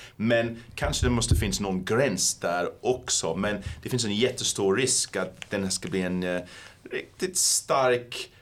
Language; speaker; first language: Swedish; non-native, fluent; English